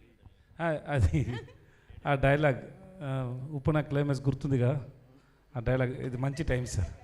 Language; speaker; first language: Telugu; non-native, learner; Tamil